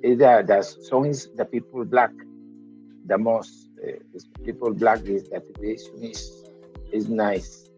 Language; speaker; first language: English; non-native, learner; Spanish